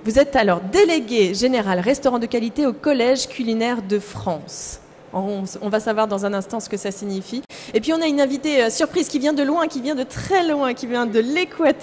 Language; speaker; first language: French; native; French